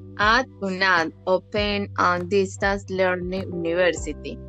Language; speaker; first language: English; non-native, fluent; Spanish